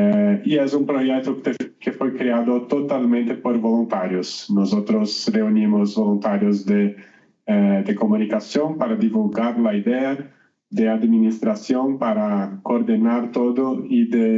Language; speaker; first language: Spanish; non-native, learner; Portuguese